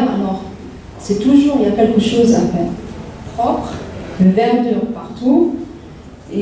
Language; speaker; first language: French; non-native, learner; Arabic